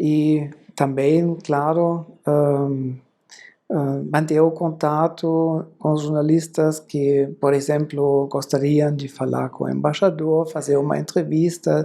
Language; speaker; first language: Portuguese; non-native, fluent; German